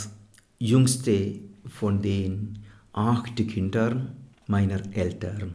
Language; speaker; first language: German; non-native, fluent; Malayalam